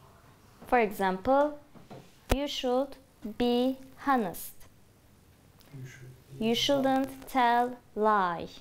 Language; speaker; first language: English; non-native, fluent; Turkish